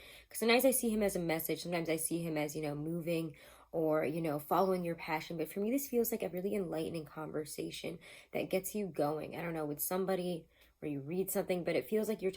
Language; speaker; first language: English; native; English